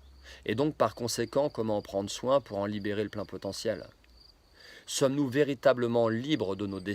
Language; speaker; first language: French; native; French